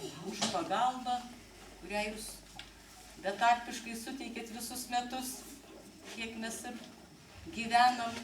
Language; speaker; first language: Lithuanian; native; Lithuanian